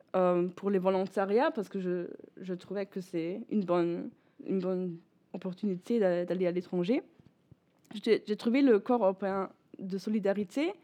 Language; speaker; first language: French; non-native, fluent; German